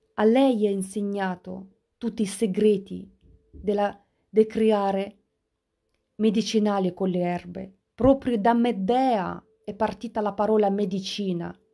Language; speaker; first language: Italian; non-native, fluent; Russian